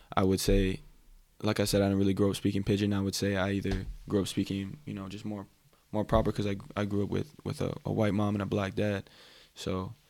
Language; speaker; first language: English; native; English